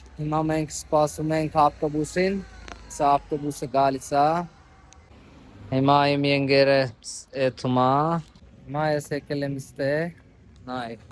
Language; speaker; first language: Armenian; non-native, learner; Hindi